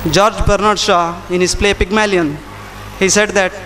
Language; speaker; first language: English; non-native, local second language; Kannada